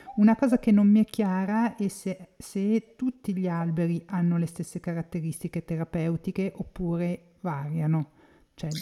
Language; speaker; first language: Italian; native; Italian